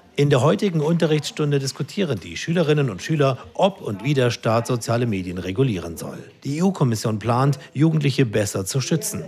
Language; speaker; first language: German; native; German